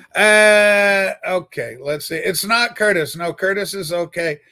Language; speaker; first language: English; native; English